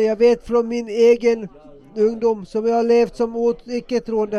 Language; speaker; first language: Swedish; non-native, local second language; Finnish